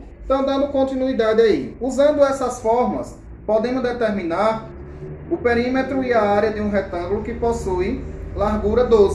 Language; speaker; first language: Portuguese; native; Portuguese